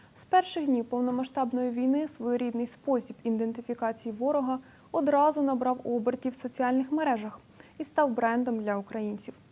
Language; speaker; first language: Ukrainian; native; Ukrainian